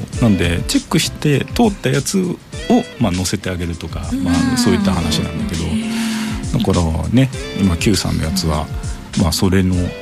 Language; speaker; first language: Japanese; native; Japanese